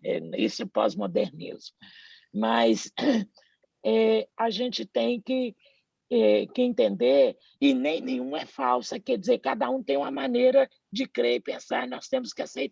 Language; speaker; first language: Portuguese; native; Portuguese